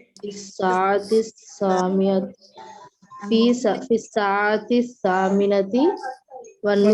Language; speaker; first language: Arabic; non-native, learner; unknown